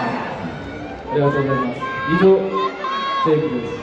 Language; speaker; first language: Japanese; non-native, learner; Korean